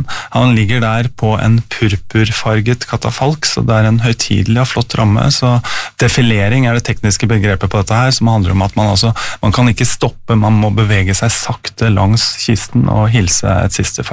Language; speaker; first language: Norwegian; native; Norwegian